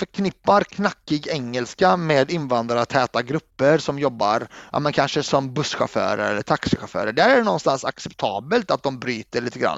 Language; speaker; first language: Swedish; early bilingual, other home language; Arabic